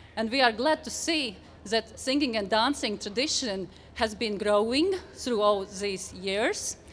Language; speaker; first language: English; non-native, fluent; Latvian